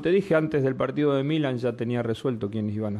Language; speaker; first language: Spanish; native; Spanish